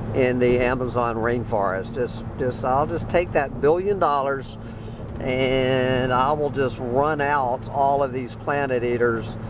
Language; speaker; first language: English; native; English